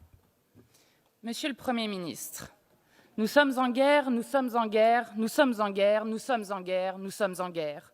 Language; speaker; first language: French; native; French